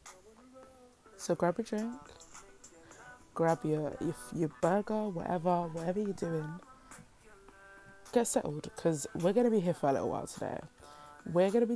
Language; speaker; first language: English; native; English